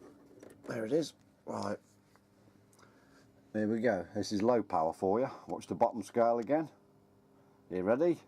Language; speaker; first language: English; native; English